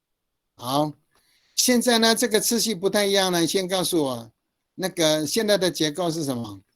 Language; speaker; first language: Chinese; non-native, local second language; Amis